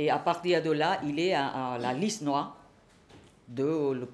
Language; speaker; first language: French; non-native, learner; Burmese